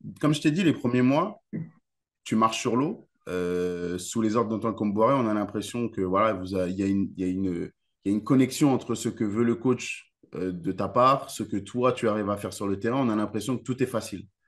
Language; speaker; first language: French; native; French